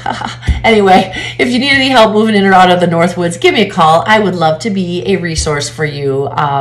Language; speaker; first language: English; native; English